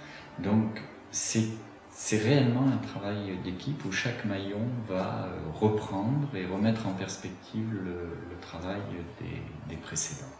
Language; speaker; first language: French; native; French